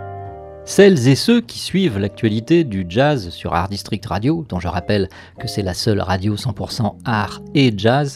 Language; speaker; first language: French; native; French